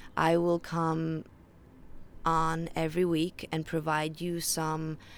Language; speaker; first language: English; non-native, fluent; Faroese